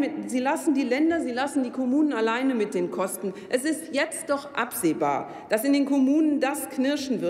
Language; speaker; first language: German; native; German